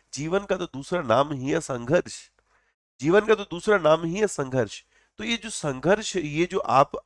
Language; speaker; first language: Hindi; native; Hindi